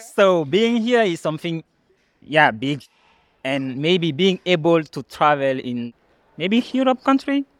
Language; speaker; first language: English; non-native, learner; French